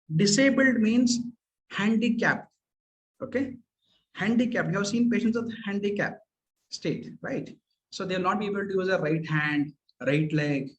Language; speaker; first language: English; non-native, local second language; Kannada